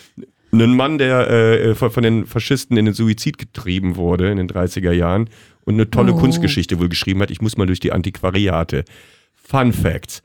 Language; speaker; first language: German; native; German